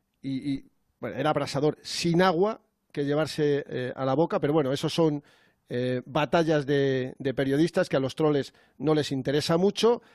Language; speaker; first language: Spanish; native; Spanish